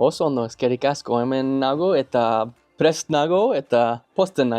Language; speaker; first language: Basque; non-native, learner; English